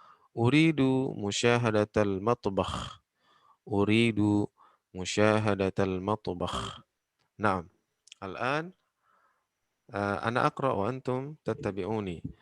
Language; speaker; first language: Arabic; non-native, fluent; Indonesian